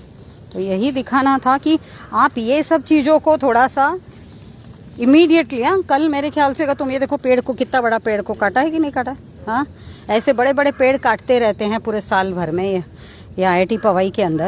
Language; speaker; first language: Hindi; non-native, local second language; Marathi